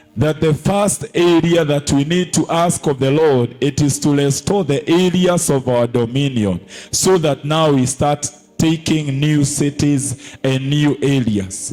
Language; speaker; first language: English; non-native, local second language; Swahili